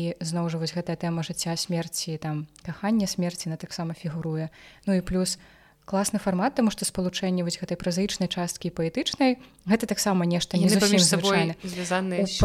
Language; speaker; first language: Belarusian; non-native, local second language; Russian